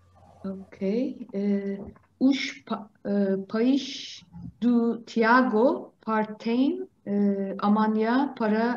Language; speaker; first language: Portuguese; non-native, learner; Turkish